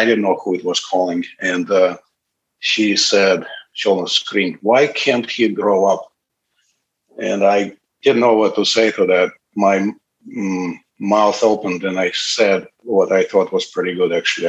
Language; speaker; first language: English; non-native, fluent; Russian